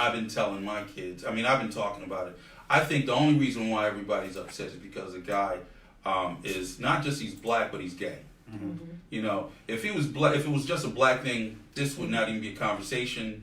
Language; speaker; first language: English; native; English